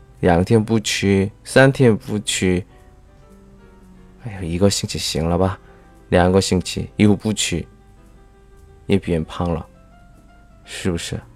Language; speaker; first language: Chinese; non-native, fluent; Korean